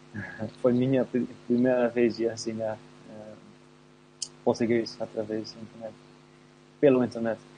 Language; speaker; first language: Portuguese; non-native, learner; Dutch